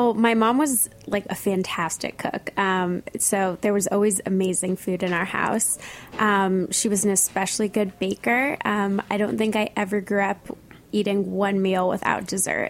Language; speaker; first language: English; native; English